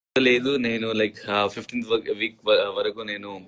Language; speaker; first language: Telugu; non-native, learner; Hindi